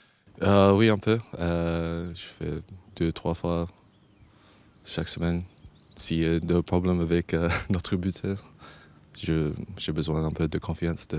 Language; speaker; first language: French; non-native, fluent; English